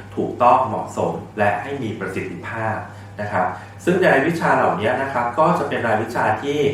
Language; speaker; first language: Thai; native; Thai